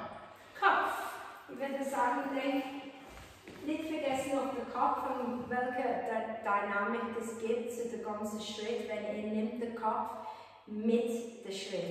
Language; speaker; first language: German; non-native, fluent; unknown